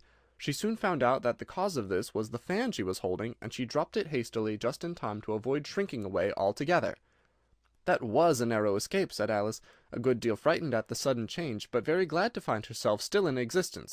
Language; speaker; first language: English; native; English